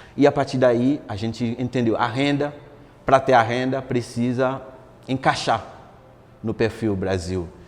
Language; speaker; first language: Portuguese; non-native, fluent; Haitian Creole